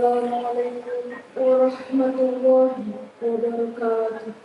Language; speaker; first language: Indonesian; native; Indonesian